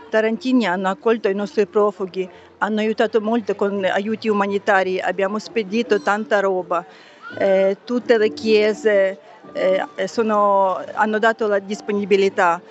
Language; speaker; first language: Italian; non-native, fluent; Ukrainian